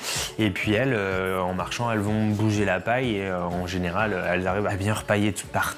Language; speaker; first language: French; native; French